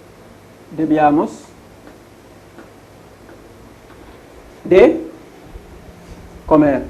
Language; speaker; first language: Spanish; non-native, fluent; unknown